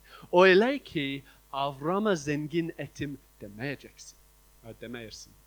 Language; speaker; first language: Turkish; non-native, fluent; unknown